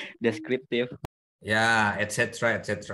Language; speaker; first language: English; non-native, fluent; Indonesian